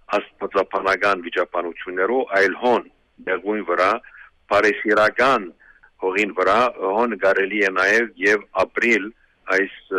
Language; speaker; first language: Armenian; early bilingual, heritage; Armenian